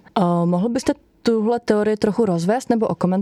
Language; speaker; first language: Czech; native; Czech